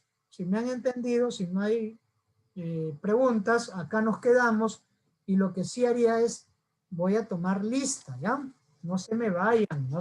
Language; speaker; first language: Spanish; native; Spanish